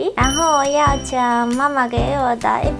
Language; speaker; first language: Chinese; non-native, learner; Japanese